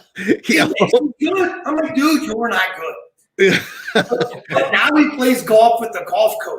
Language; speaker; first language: English; native; English